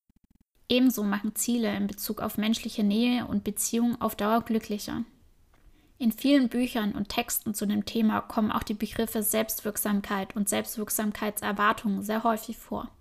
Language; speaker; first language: German; native; German